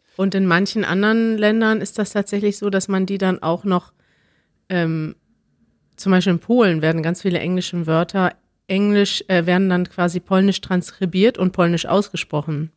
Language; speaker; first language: German; native; German